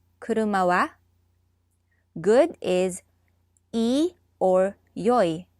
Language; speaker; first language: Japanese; non-native, fluent; English